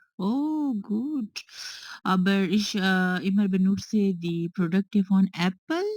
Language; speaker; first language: German; non-native, learner; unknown